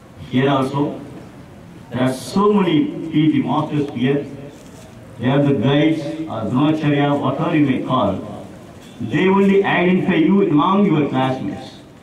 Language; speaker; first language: English; non-native, local second language; Tamil